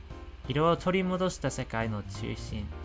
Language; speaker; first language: Japanese; non-native, fluent; English